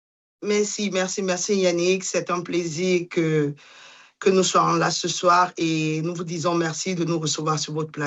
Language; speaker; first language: French; non-native, local second language; Duala